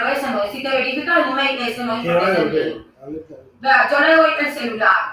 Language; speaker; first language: Spanish; native; Spanish